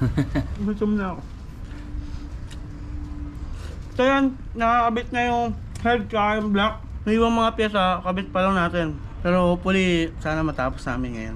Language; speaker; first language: Filipino; native; Filipino